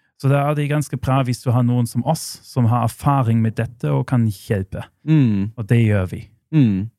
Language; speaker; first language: Norwegian; non-native, fluent; German